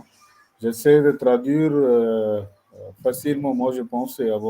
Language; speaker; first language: French; non-native, learner; Tamil